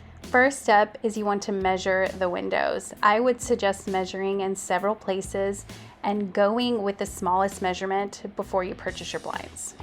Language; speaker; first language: English; native; English